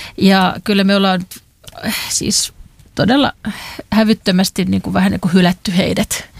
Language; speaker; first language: Finnish; native; Finnish